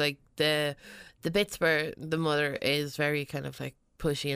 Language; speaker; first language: English; native; English